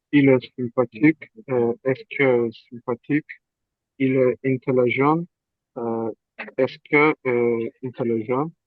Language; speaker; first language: French; non-native, learner; Azerbaijani